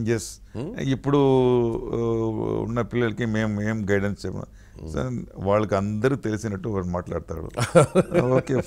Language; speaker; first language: Telugu; non-native, learner; Tamil